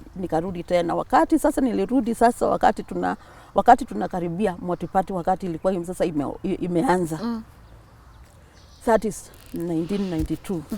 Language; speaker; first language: Swahili; non-native, local second language; Kamba